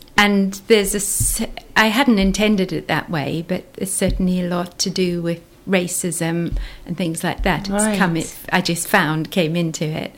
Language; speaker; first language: English; native; English